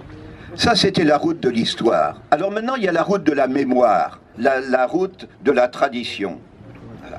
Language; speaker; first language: French; native; French